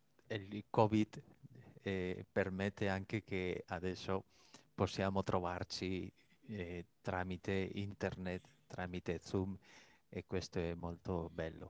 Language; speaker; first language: Italian; non-native, fluent; Spanish